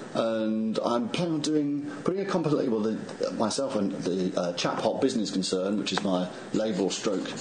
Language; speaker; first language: English; native; English